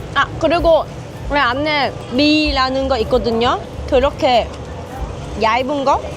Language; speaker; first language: Korean; non-native, fluent; Vietnamese